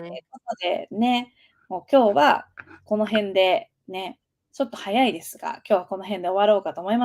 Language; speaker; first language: Japanese; native; Japanese